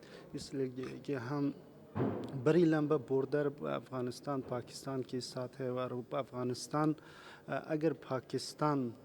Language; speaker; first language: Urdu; non-native, learner; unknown